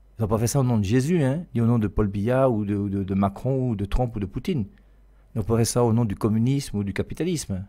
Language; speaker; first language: French; native; French